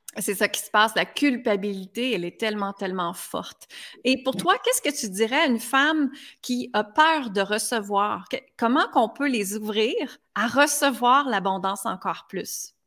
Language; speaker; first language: French; native; French